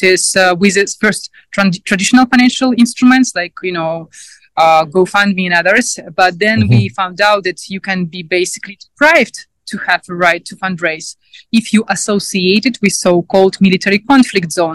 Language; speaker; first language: English; non-native, fluent; Ukrainian